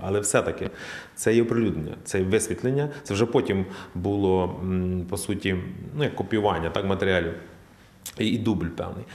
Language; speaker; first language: Ukrainian; native; Ukrainian